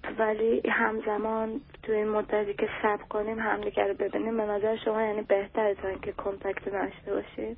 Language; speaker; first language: Persian; early bilingual, heritage; Persian